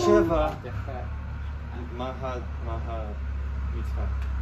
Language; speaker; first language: Hebrew; non-native, learner; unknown